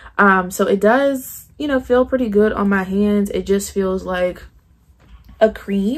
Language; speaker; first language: English; native; English